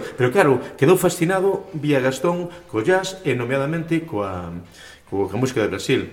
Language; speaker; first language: Galician; native; Galician